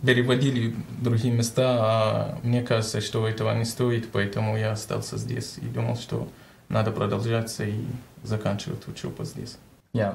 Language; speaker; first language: Russian; non-native, learner; Arabic